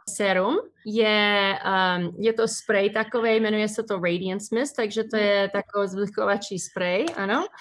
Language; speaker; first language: Czech; early bilingual, heritage; Czech